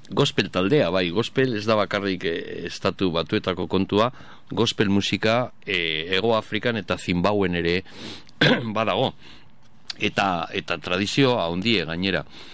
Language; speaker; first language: Basque; native; Basque